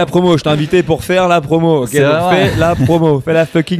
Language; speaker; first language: French; native; French